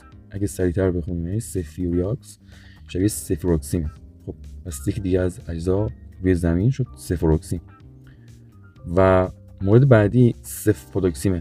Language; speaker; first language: Persian; native; Persian